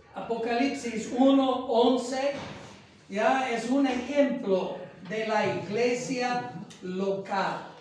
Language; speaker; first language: Spanish; non-native, fluent; English